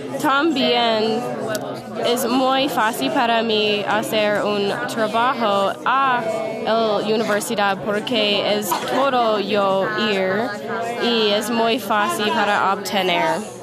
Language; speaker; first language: Spanish; non-native, learner; English